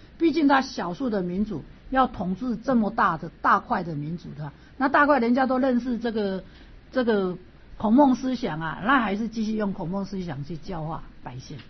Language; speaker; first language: Chinese; native; Chinese